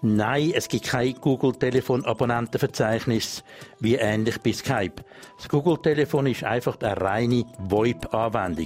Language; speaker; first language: German; non-native, local second language; Swiss German